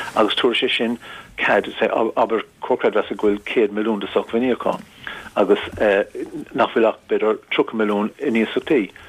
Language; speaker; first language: Irish; native; Irish